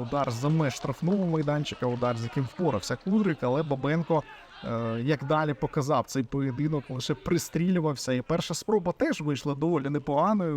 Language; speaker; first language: Ukrainian; native; Ukrainian